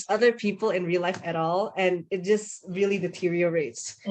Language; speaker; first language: English; non-native, fluent; Indonesian